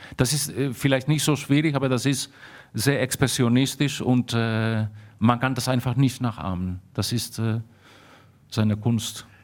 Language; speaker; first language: German; early bilingual, heritage; German